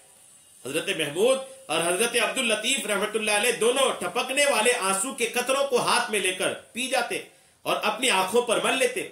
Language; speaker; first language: Urdu; native; Urdu